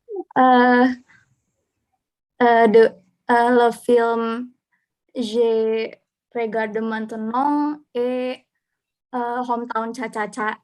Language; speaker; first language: French; non-native, learner; Indonesian